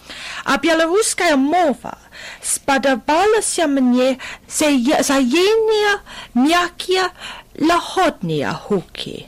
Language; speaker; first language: Belarusian; non-native, fluent; English